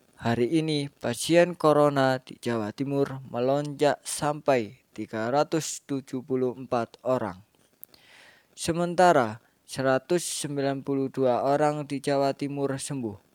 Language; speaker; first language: Indonesian; native; Indonesian